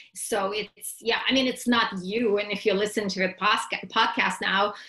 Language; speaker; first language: English; non-native, fluent; Russian